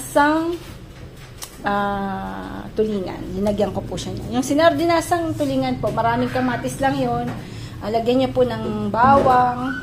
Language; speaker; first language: Filipino; native; Filipino